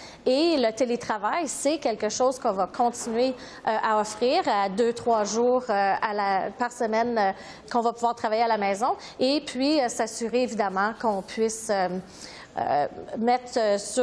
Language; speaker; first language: French; native; French